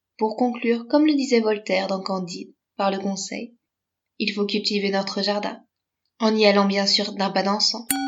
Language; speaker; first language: French; native; French